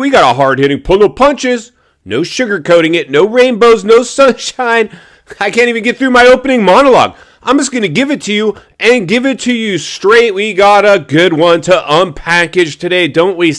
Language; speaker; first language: English; native; English